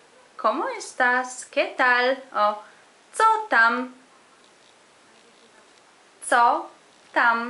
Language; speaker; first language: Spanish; non-native, fluent; Polish